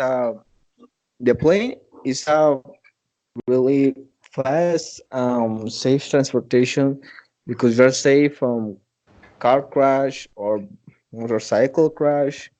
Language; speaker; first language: English; non-native, learner; Spanish